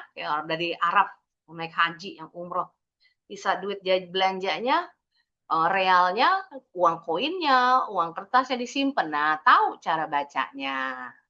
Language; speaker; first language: Indonesian; native; Indonesian